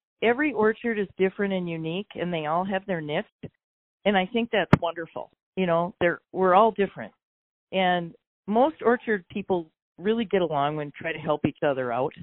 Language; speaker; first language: English; native; English